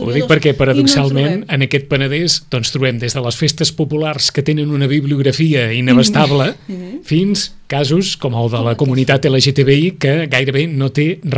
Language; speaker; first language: Catalan; native; Catalan